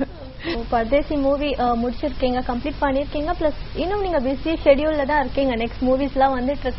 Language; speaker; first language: Tamil; native; Tamil